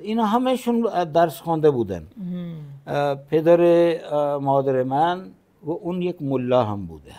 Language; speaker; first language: Persian; non-native, fluent; Punjabi